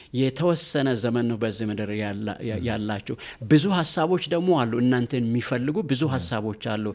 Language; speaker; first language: Amharic; non-native, local second language; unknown